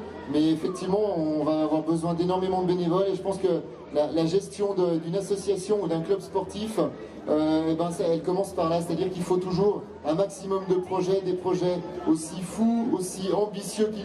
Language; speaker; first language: French; native; French